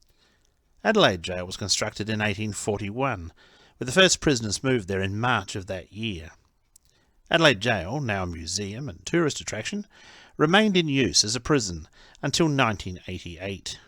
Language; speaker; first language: English; native; English